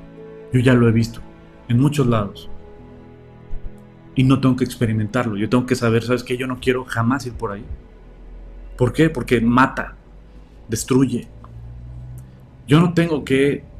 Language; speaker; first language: Spanish; native; Spanish